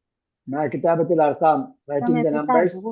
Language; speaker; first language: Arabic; non-native, fluent; Malayalam